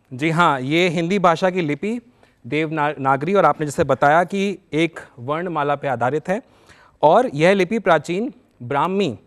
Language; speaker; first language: Hindi; native; Hindi